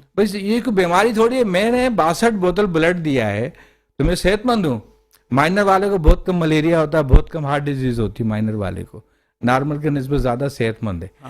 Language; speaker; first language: Urdu; native; Urdu